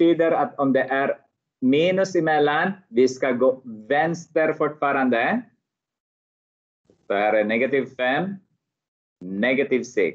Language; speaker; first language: Swedish; non-native, fluent; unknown